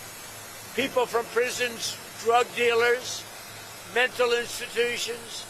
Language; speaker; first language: English; native; English